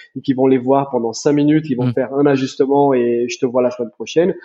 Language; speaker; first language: French; non-native, fluent; Portuguese